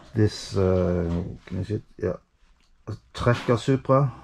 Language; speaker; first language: English; non-native, fluent; Norwegian